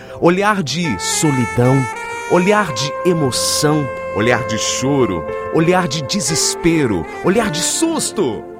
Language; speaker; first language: Portuguese; native; Portuguese